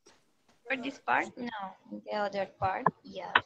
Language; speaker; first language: English; non-native, learner; Spanish